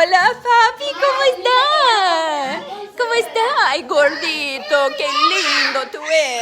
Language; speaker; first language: Spanish; non-native, learner; English